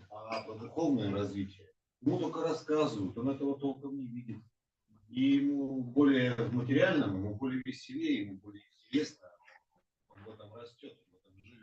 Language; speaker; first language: Russian; native; Russian